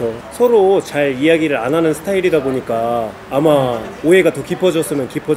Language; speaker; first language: Korean; native; Korean